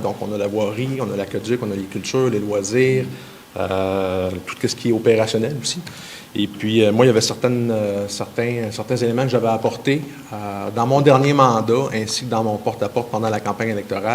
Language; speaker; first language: French; native; French